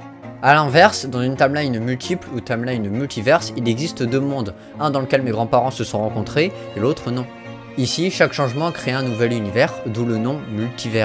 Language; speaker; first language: French; native; French